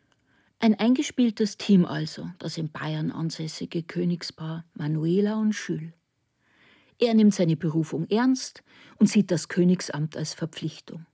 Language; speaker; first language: German; native; German